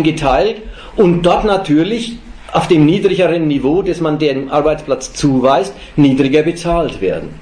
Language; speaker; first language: German; native; German